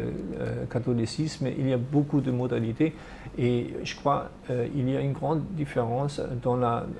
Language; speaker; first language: French; non-native, fluent; German